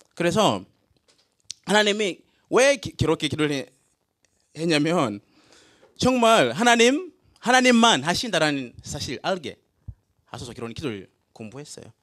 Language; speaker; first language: Korean; non-native, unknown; Swahili